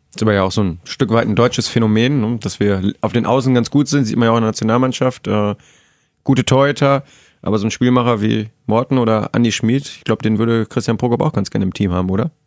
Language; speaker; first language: German; native; German